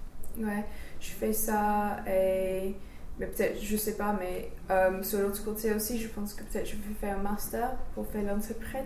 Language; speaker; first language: French; non-native, learner; English